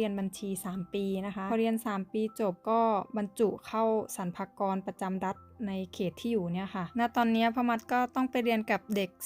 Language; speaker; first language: Thai; native; Thai